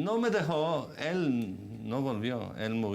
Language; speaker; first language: Spanish; non-native, fluent; Hebrew